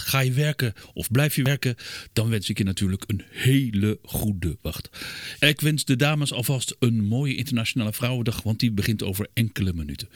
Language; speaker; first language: Dutch; native; Dutch